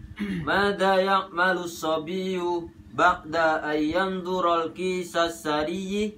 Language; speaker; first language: Arabic; non-native, learner; Indonesian